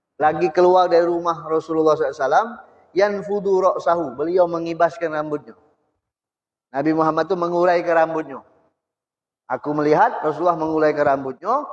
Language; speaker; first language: Malay; native; Malay